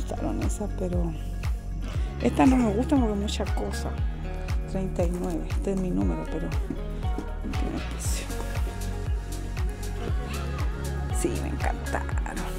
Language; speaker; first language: Spanish; native; Spanish